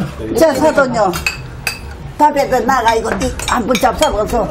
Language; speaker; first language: Korean; native; Korean